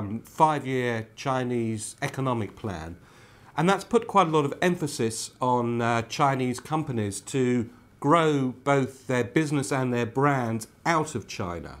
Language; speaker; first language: English; native; English